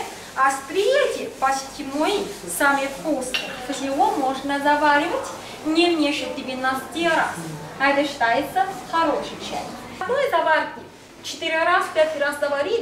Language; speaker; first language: Russian; non-native, learner; Chinese